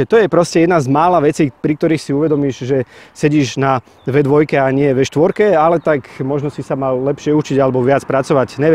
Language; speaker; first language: Slovak; native; Slovak